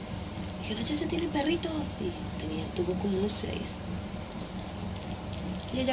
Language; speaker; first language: Spanish; native; Spanish